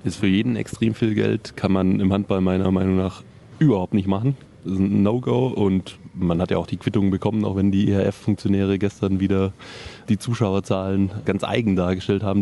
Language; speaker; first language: German; native; German